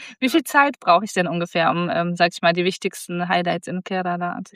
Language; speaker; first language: German; native; German